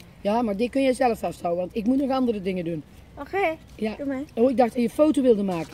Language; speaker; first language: Dutch; native; Dutch